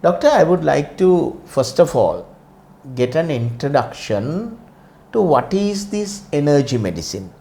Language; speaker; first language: English; non-native, local second language; Sinhala